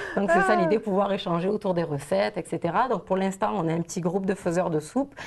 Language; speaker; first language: French; native; French